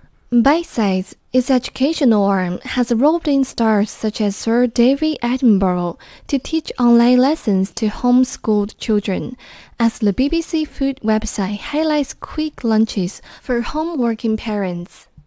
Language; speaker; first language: English; non-native, fluent; Chinese